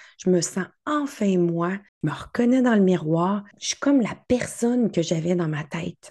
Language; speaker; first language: French; native; French